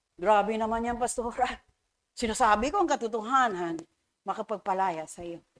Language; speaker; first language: Filipino; native; Filipino